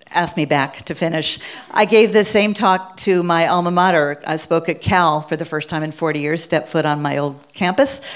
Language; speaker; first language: English; native; English